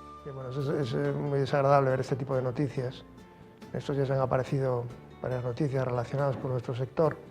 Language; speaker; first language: Spanish; native; Spanish